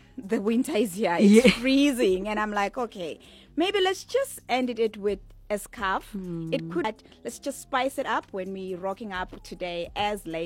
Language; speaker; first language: English; non-native, local second language; Zulu